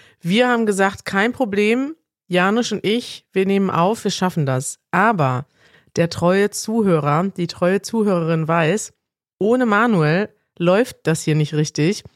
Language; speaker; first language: German; native; German